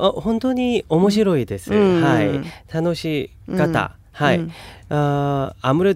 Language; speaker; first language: Japanese; non-native, learner; Korean